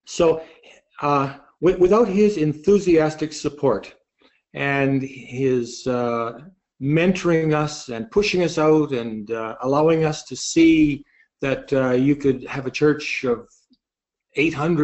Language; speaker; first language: English; native; English